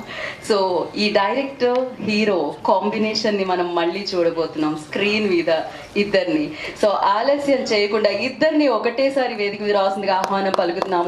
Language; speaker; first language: Telugu; native; Telugu